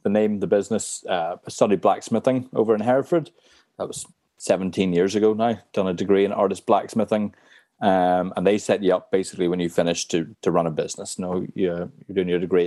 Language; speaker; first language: English; native; English